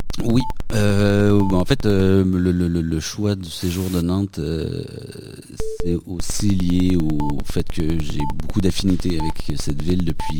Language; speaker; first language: French; native; French